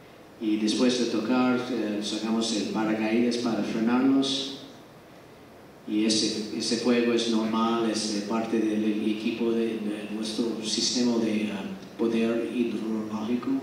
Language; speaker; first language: Spanish; non-native, fluent; English